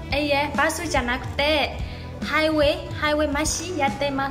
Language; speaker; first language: Japanese; non-native, learner; Burmese